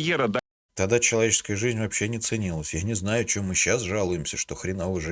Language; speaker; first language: Russian; native; Russian